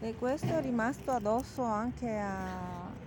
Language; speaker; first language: Italian; non-native, fluent; Bulgarian